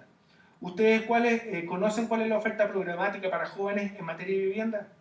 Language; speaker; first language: Spanish; native; Spanish